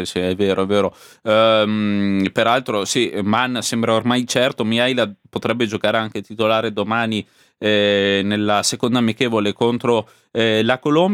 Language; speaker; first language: Italian; native; Italian